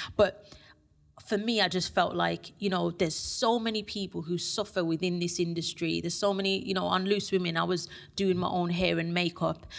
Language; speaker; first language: English; native; English